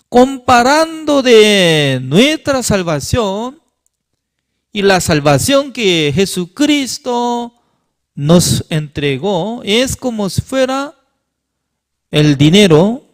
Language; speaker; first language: Spanish; non-native, learner; Korean